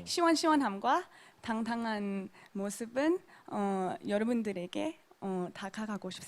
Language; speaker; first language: Korean; non-native, local second language; Thai